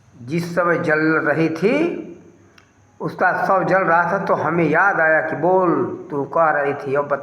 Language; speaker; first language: Hindi; native; Hindi